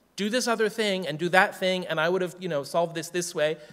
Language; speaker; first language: English; native; English